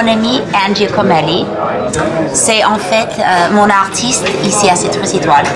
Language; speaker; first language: French; non-native, learner; English